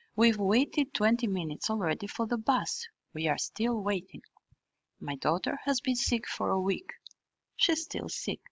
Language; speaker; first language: English; non-native, fluent; Albanian